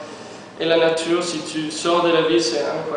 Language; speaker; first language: French; non-native, fluent; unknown